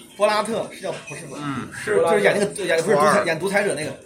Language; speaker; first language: Chinese; native; Chinese